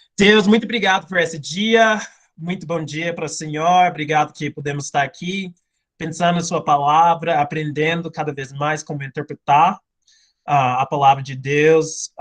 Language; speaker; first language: Portuguese; non-native, fluent; English